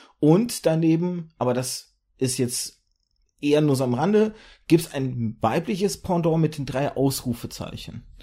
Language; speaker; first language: German; early bilingual, other home language; Russian